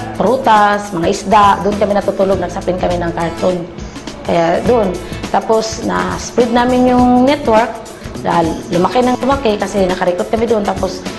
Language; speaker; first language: Filipino; non-native, local second language; Cebuano